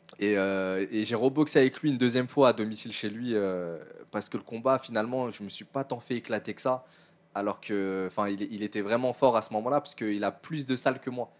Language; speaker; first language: French; native; French